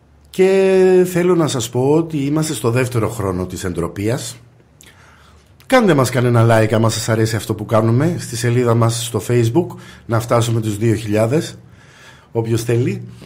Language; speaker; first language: Greek; native; Greek